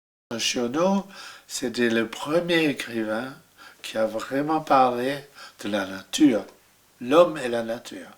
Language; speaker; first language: French; non-native, fluent; German